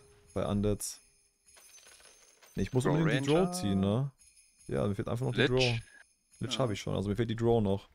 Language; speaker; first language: German; native; German